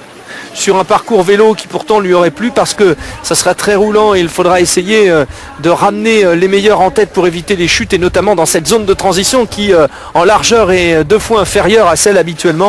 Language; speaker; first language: French; native; French